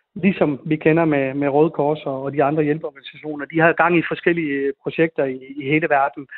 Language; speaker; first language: Danish; early bilingual, other home language; Sinhala